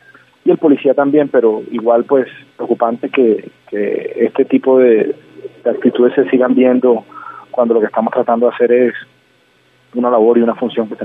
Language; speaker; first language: Spanish; native; Spanish